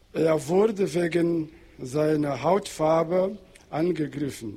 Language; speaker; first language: German; non-native, fluent; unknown